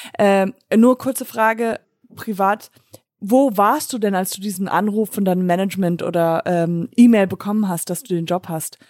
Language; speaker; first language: German; native; German